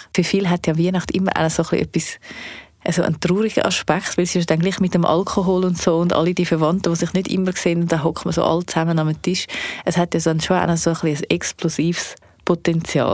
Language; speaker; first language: German; native; German